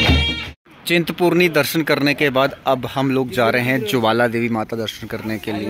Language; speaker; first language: Hindi; native; Hindi